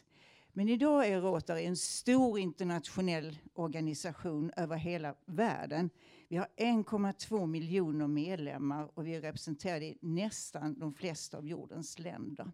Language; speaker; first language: Swedish; native; Swedish